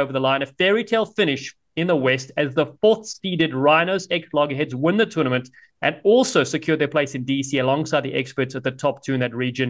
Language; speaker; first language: English; native; English